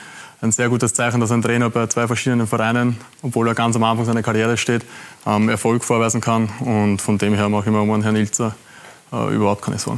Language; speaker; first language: German; native; German